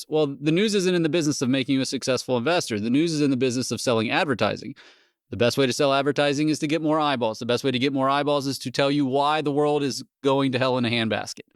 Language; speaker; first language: English; native; English